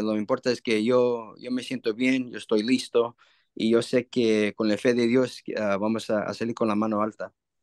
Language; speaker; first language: Spanish; early bilingual, other home language; English